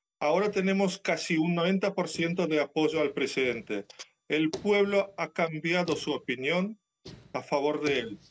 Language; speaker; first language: Spanish; non-native, fluent; Ukrainian